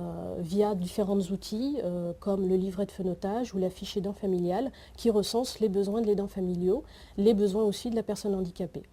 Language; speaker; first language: French; native; French